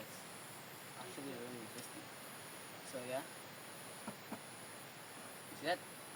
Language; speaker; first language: English; non-native, learner; Indonesian